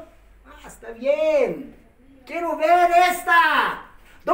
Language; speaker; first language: Spanish; non-native, fluent; English